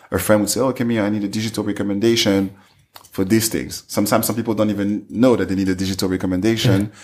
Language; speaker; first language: English; non-native, fluent; French